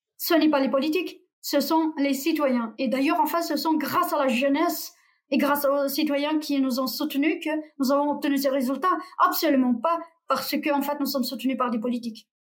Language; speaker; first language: French; non-native, fluent; Uyghur